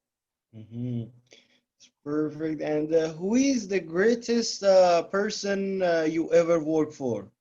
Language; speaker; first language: English; non-native, learner; Persian